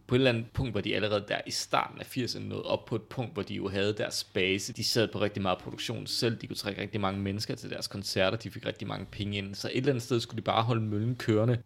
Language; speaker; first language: Danish; native; Danish